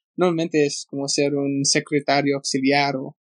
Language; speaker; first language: Spanish; non-native, fluent; English